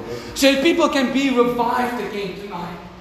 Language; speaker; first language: English; non-native, local second language; Afrikaans